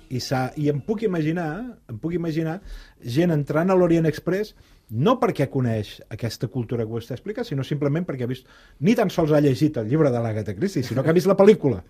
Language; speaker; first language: Catalan; native; Catalan